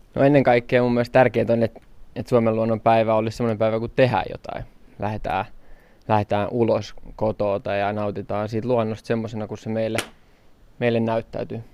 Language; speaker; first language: Finnish; native; Finnish